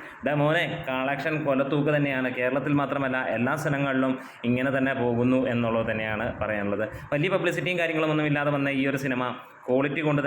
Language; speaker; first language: Malayalam; native; Malayalam